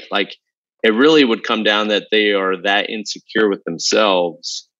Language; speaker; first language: English; native; English